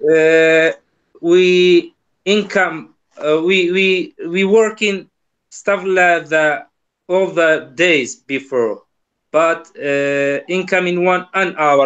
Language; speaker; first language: English; non-native, learner; Kurdish